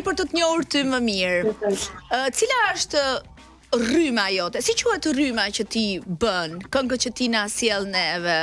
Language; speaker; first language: Albanian; native; Albanian